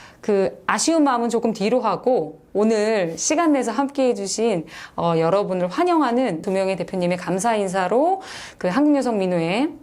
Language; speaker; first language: Korean; native; Korean